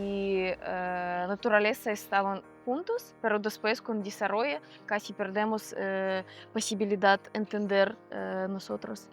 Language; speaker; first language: Spanish; non-native, fluent; Russian